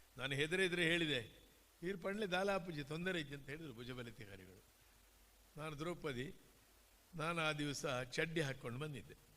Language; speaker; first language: Kannada; native; Kannada